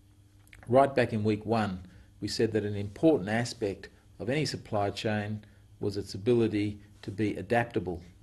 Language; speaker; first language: English; native; English